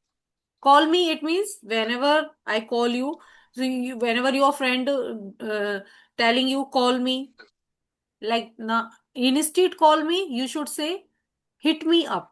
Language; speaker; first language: English; non-native, learner; Hindi